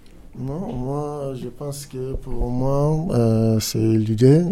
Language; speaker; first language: French; non-native, learner; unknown